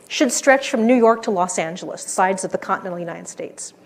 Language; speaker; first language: English; native; English